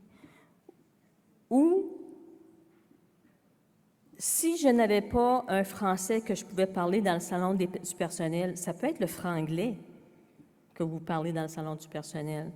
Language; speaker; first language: French; native; French